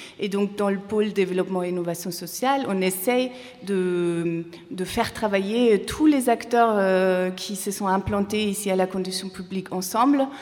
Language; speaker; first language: French; non-native, fluent; German